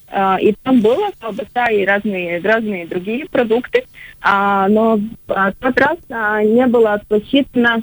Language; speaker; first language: Russian; non-native, local second language; Latvian